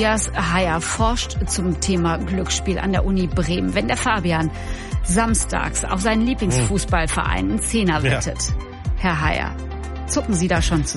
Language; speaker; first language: German; native; German